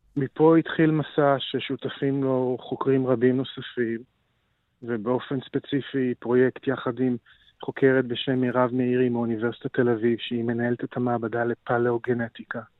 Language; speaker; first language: Hebrew; native; Hebrew